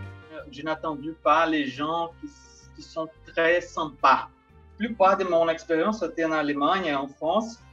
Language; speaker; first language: French; non-native, fluent; Portuguese